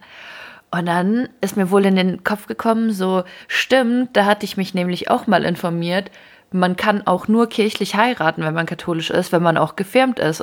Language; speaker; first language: German; early bilingual, other home language; Ukrainian